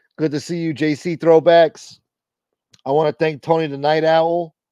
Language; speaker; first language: English; native; English